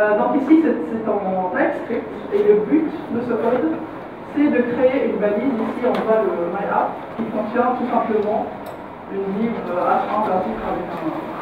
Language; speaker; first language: French; non-native, local second language; Arabic